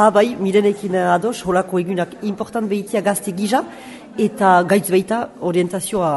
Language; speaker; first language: Basque; native; Basque